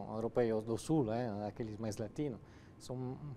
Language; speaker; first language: Portuguese; non-native, fluent; Italian